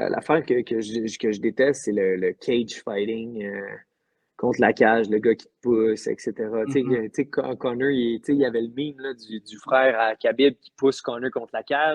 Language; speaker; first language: French; native; French